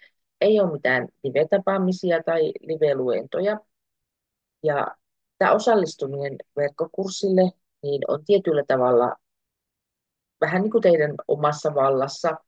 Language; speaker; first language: Finnish; native; Finnish